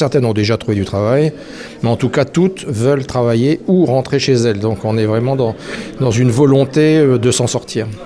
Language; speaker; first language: French; native; French